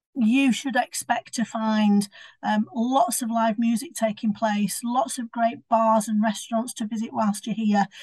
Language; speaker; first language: English; native; English